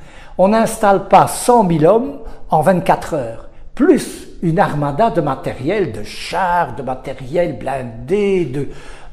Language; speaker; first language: French; native; French